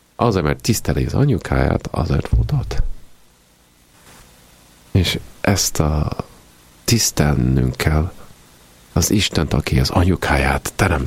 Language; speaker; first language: Hungarian; non-native, fluent; Italian